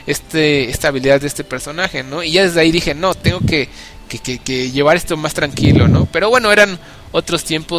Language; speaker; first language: Spanish; native; Spanish